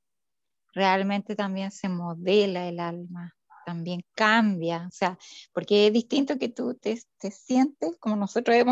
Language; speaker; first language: Spanish; native; Spanish